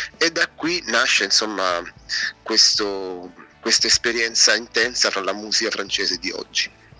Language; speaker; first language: Italian; native; Italian